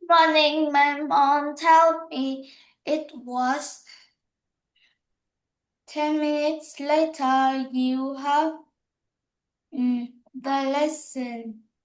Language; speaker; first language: English; non-native, learner; Vietnamese